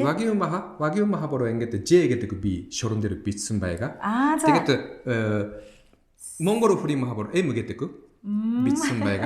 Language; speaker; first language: Mongolian; non-native, fluent; Japanese